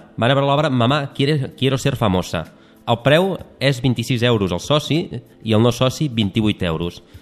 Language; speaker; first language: Catalan; native; Catalan